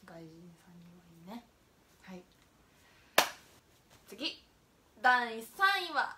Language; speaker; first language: Japanese; native; Japanese